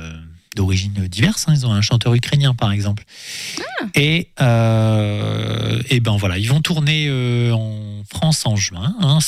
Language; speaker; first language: French; native; French